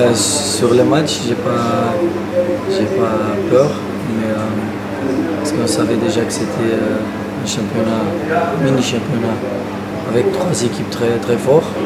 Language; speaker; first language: French; non-native, fluent; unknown